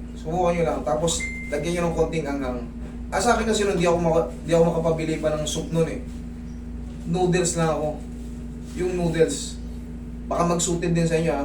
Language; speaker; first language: Filipino; non-native, local second language; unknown